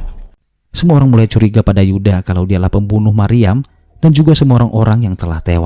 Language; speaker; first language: Indonesian; native; Indonesian